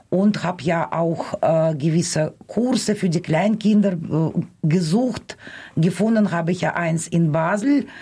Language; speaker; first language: German; non-native, fluent; Russian